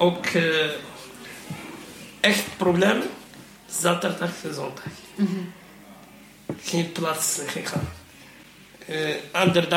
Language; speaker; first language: Dutch; non-native, learner; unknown